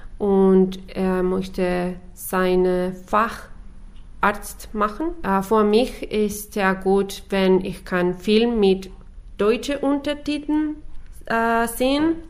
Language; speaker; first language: German; non-native, learner; Spanish